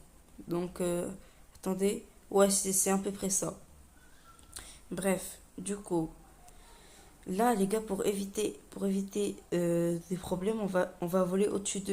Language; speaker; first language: French; native; French